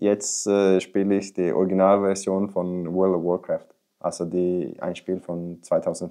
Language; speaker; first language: German; non-native, learner; Swedish